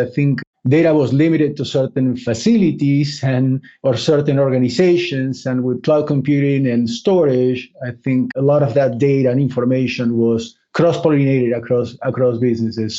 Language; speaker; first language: English; non-native, fluent; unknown